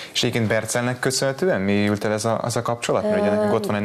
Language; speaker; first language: Hungarian; native; Hungarian